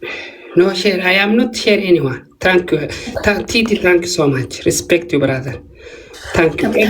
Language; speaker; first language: English; non-native, learner; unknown